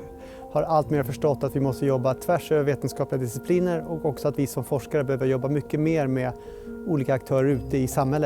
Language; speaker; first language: Swedish; native; Swedish